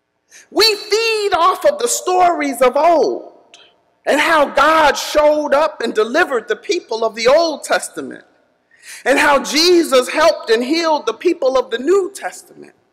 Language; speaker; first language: English; native; English